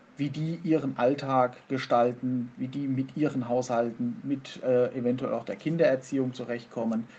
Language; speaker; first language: German; native; German